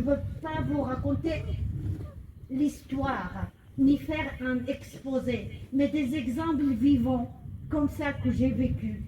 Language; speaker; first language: French; non-native, fluent; Arabic